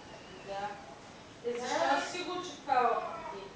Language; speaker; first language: Bulgarian; native; Bulgarian